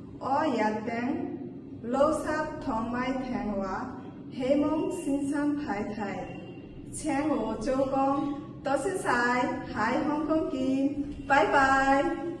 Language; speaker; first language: Cantonese; non-native, learner; Bangla